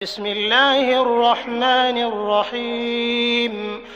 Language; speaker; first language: Arabic; native; Arabic